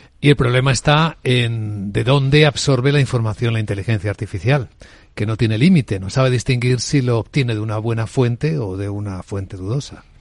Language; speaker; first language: Spanish; native; Spanish